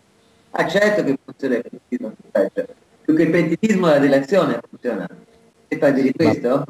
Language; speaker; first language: Italian; native; Italian